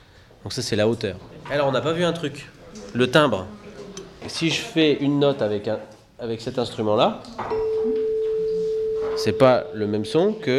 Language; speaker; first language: French; native; French